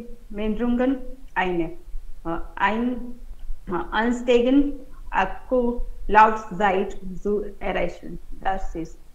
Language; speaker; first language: German; non-native, learner; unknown